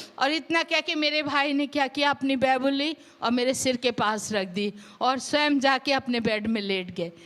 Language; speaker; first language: Hindi; non-native, local second language; Punjabi